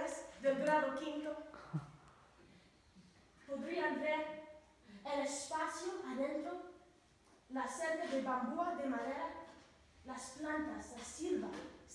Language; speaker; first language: Spanish; non-native, learner; English